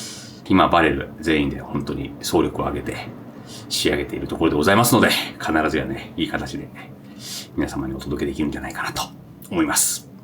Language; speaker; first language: Japanese; native; Japanese